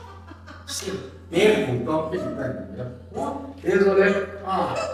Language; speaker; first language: French; non-native, local second language; Malagasy